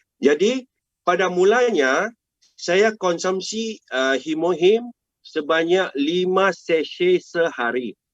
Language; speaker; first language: Malay; non-native, local second language; Chinese